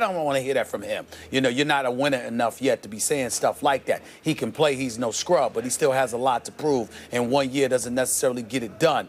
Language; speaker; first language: English; native; English